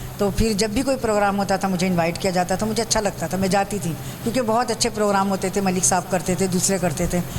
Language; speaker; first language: Urdu; native; Urdu